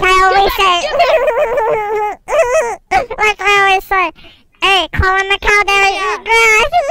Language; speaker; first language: English; native; English